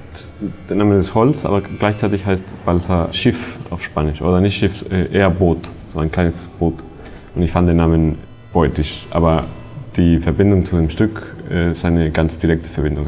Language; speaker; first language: German; non-native, fluent; Spanish